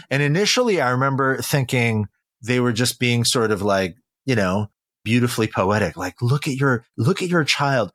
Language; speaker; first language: English; early bilingual, other home language; Korean